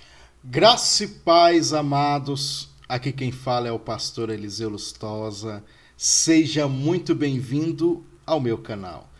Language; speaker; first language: Portuguese; native; Portuguese